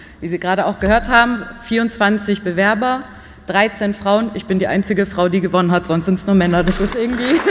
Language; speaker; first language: German; early bilingual, other home language; Persian